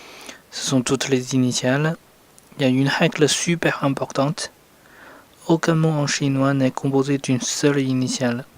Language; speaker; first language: French; non-native, fluent; Chinese